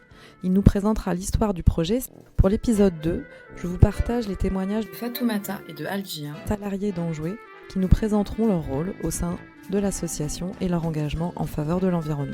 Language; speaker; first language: French; native; French